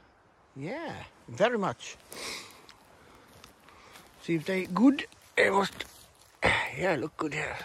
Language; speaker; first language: English; non-native, learner; Swedish